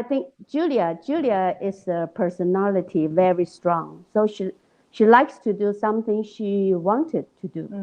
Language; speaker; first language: English; non-native, learner; Chinese